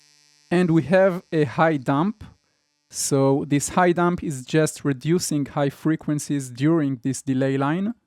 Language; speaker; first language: English; non-native, fluent; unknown